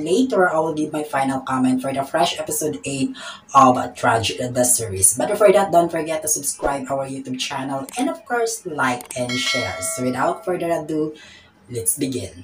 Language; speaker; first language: English; non-native, local second language; Filipino